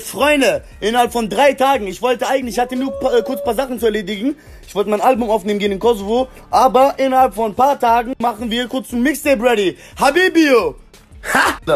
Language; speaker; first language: German; early bilingual, other home language; Albanian